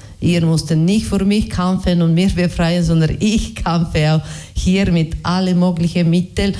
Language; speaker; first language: German; non-native, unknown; Basque